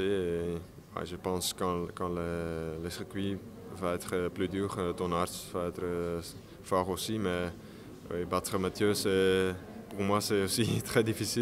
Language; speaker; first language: French; non-native, learner; Dutch